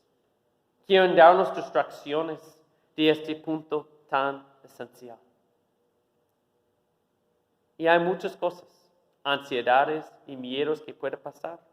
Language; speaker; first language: Spanish; non-native, fluent; English